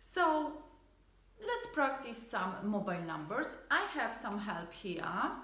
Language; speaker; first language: English; non-native, fluent; Polish